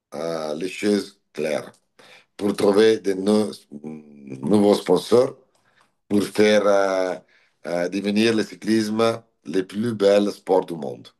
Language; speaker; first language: French; non-native, learner; Italian